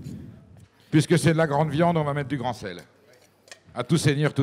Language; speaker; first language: French; native; French